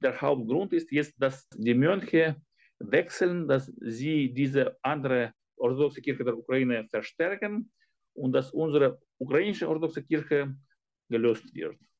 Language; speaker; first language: German; non-native, fluent; Ukrainian